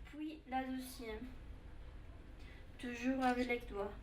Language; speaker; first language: French; non-native, learner; Spanish